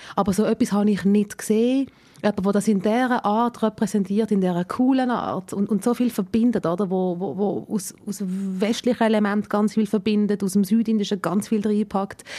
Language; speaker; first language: German; early bilingual, other home language; Malayalam